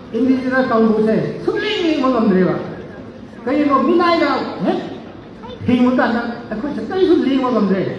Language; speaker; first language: Manipuri; non-native, local second language; Rongmei Naga